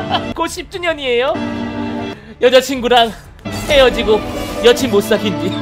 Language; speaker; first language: Korean; native; Korean